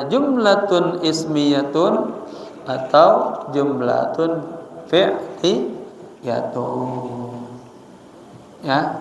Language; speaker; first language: Arabic; non-native, fluent; Indonesian